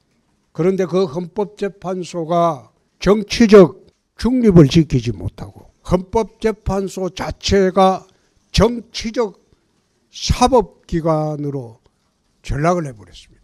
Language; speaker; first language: Korean; native; Korean